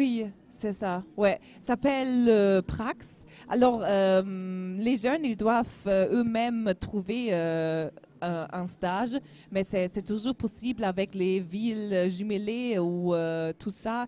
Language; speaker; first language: French; non-native, learner; German